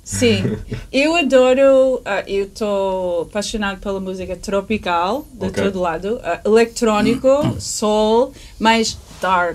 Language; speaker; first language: Portuguese; early bilingual, heritage; English